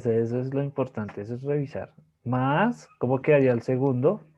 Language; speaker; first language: Spanish; native; Spanish